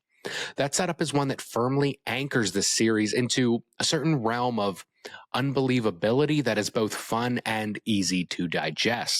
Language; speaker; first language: English; native; English